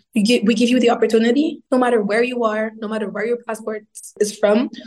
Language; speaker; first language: English; non-native, fluent; Arabic